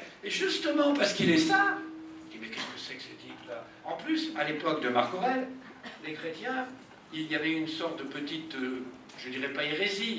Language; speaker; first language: French; native; French